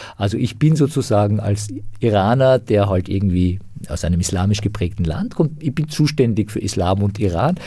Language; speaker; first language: German; non-native, fluent; Persian